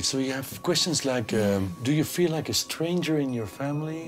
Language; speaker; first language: English; non-native, fluent; Dutch